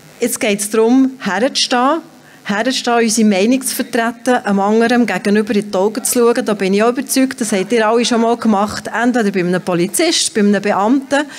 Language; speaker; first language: German; native; German